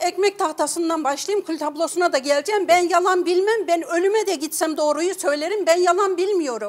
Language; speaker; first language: Turkish; native; Turkish